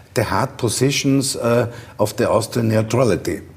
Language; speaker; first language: English; non-native, learner; German